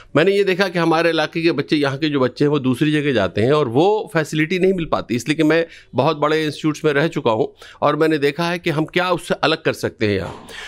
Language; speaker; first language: Hindi; native; Hindi